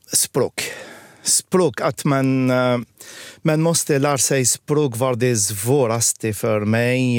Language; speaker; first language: Swedish; non-native, fluent; Arabic